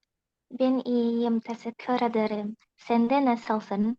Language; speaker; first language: Turkish; non-native, learner; Indonesian